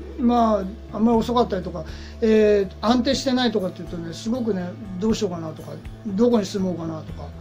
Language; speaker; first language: Japanese; native; Japanese